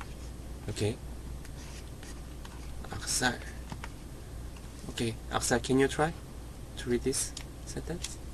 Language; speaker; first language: English; non-native, learner; Korean